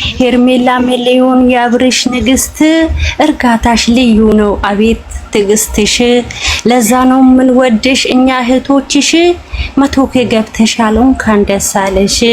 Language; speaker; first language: Amharic; non-native, local second language; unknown